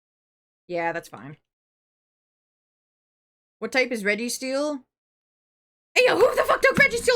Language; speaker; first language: English; native; English